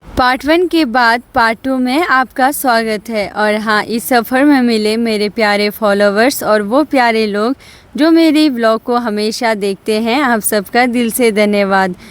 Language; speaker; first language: Hindi; early bilingual, other home language; Nepali